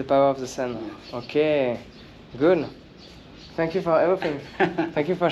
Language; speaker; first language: English; non-native, learner; French